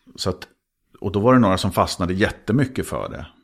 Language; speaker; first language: Swedish; native; Swedish